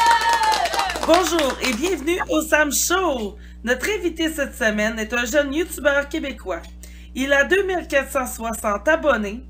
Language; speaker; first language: French; native; French